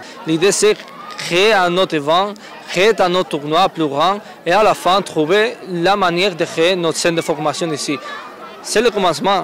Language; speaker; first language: French; non-native, learner; Spanish